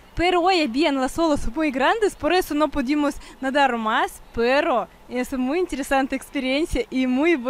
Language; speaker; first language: Spanish; non-native, fluent; Russian